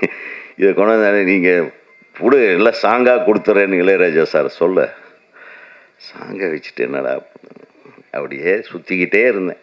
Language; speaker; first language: Tamil; native; Tamil